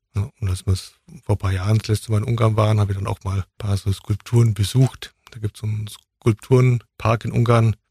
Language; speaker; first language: German; native; German